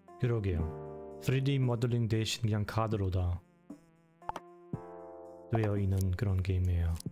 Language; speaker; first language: Korean; non-native, learner; German